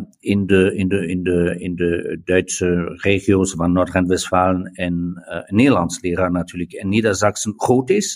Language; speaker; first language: Dutch; non-native, learner; German